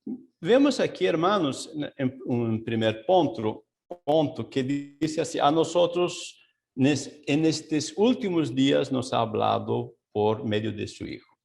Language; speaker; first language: Spanish; non-native, fluent; Portuguese